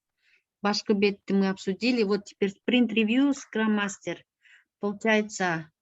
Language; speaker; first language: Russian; non-native, local second language; Kyrgyz